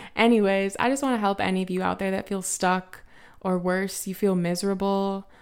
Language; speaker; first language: English; native; English